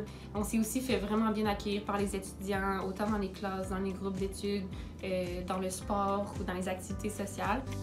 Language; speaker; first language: French; native; French